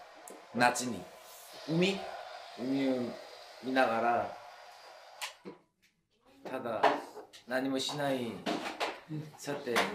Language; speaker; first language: Japanese; non-native, learner; Korean